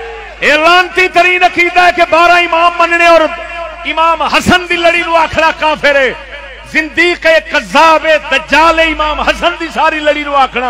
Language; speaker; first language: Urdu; non-native, local second language; Punjabi